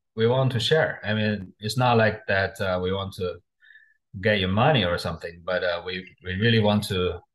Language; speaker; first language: English; non-native, fluent; Chinese